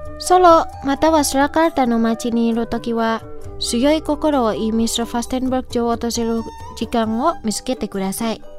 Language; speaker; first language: Japanese; non-native, fluent; Indonesian